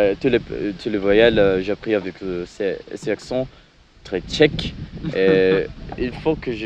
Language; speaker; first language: French; non-native, learner; English